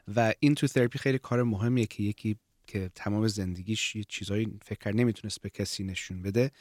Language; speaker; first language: Persian; early bilingual, heritage; Persian